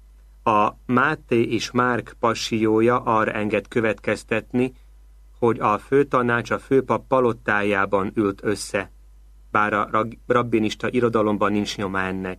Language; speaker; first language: Hungarian; native; Hungarian